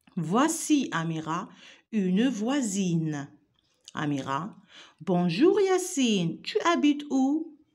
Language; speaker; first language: French; non-native, local second language; Arabic